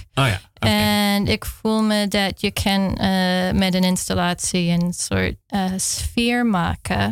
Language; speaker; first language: Dutch; non-native, fluent; English